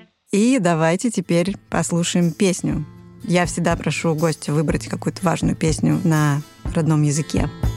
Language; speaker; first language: Russian; native; Russian